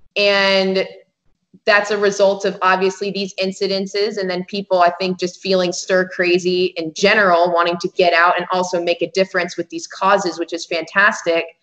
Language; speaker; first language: English; native; English